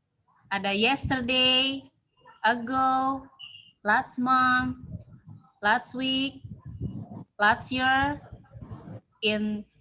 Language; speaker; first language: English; non-native, learner; Indonesian